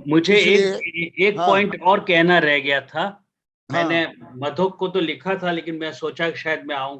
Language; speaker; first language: Hindi; native; Hindi